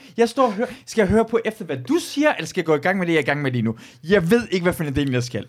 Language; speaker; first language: Danish; early bilingual, other home language; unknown